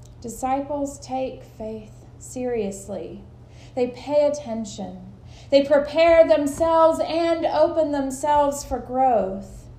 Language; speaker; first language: English; native; English